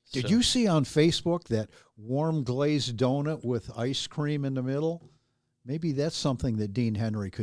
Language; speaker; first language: English; native; English